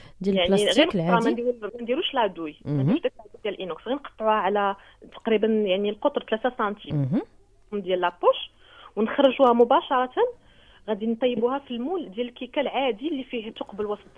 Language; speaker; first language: Arabic; native; Arabic